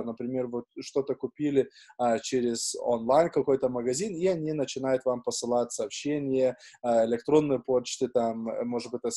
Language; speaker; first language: Russian; non-native, fluent; Lithuanian